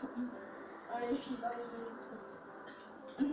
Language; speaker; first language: French; native; French